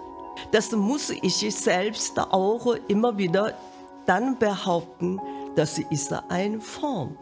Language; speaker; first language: German; non-native, fluent; Korean